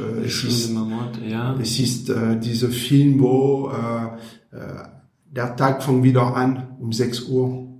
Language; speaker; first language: German; non-native, learner; French